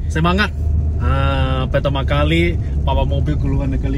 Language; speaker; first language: Indonesian; non-native, fluent; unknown